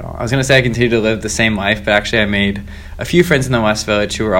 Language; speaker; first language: English; native; English